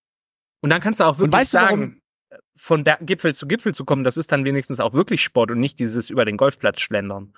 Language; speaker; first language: German; native; German